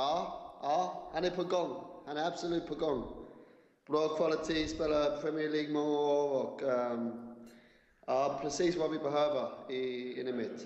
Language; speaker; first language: Swedish; non-native, fluent; English